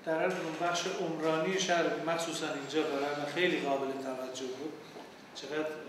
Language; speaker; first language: Persian; non-native, local second language; Armenian